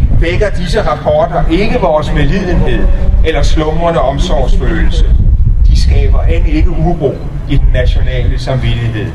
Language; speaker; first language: Danish; native; Danish